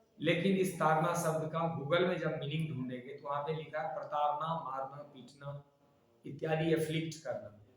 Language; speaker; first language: Hindi; native; Hindi